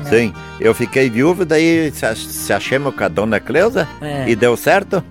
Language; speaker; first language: Portuguese; native; Portuguese